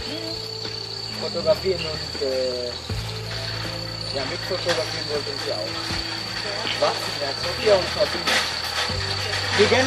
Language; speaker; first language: German; non-native, learner; Sinhala